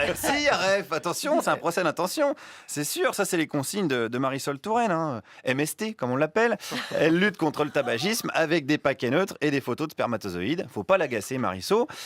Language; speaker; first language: French; native; French